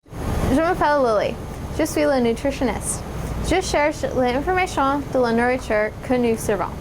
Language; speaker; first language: French; non-native, learner; English